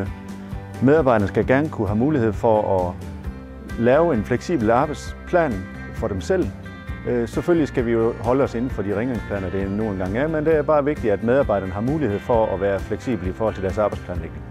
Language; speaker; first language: Danish; native; Danish